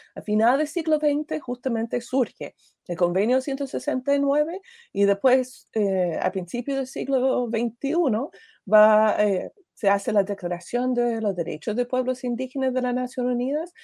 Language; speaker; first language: Spanish; non-native, fluent; English